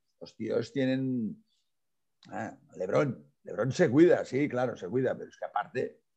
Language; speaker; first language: Spanish; non-native, local second language; Catalan